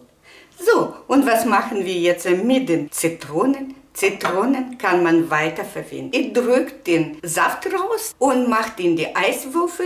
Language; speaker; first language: German; non-native, learner; Russian